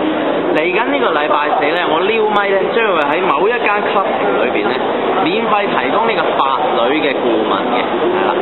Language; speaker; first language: Cantonese; native; Cantonese